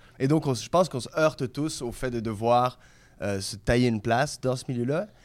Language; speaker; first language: French; native; French